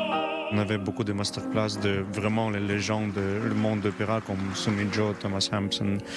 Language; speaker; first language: French; non-native, learner; Ukrainian